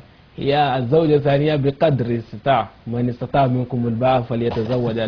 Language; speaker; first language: Arabic; non-native, fluent; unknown